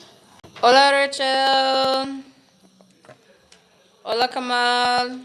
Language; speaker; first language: Spanish; non-native, learner; English